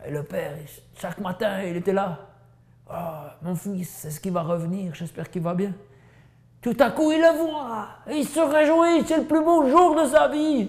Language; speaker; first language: French; native; French